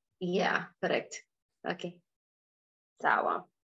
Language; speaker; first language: English; non-native, local second language; Swahili